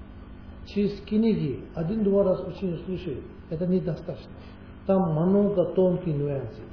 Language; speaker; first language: Russian; non-native, learner; Tibetan